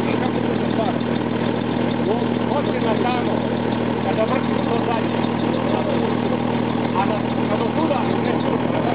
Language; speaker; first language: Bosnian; non-native, learner; Bulgarian